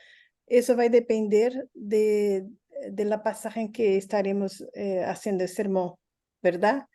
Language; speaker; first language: Spanish; non-native, learner; Portuguese